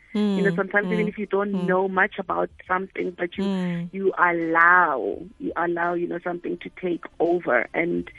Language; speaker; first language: English; non-native, local second language; Tswana